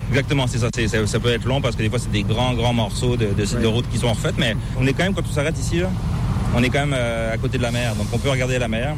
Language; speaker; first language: French; native; French